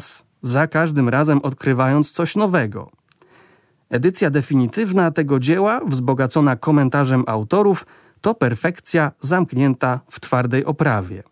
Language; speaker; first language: Polish; native; Polish